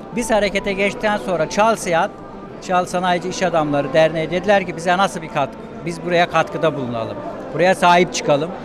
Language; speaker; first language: Turkish; native; Turkish